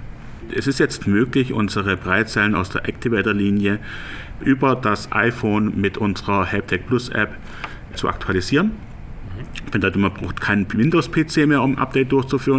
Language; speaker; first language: German; native; German